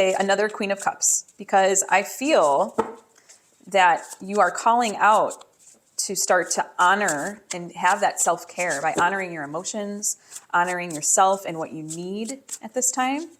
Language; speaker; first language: English; native; English